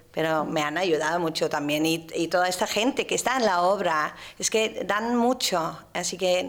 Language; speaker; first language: Spanish; non-native, fluent; English